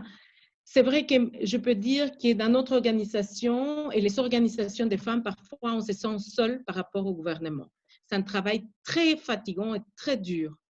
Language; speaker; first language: French; non-native, fluent; Spanish